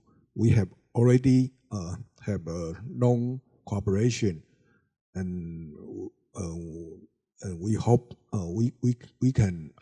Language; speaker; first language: English; non-native, learner; Chinese